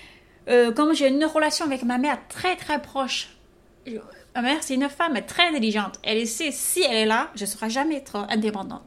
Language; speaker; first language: French; non-native, fluent; Chinese